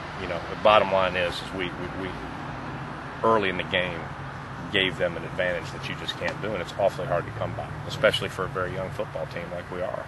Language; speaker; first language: English; native; English